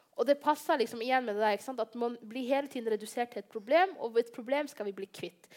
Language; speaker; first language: Norwegian; early bilingual, other home language; Somali